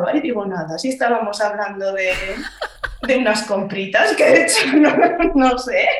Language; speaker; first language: Spanish; native; Spanish